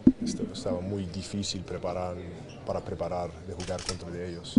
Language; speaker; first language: Spanish; non-native, learner; English